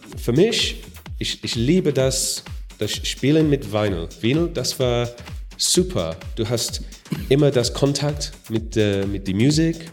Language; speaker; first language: German; non-native, learner; English